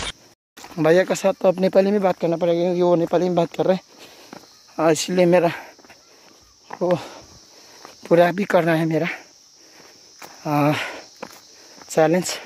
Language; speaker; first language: Hindi; non-native, learner; Nepali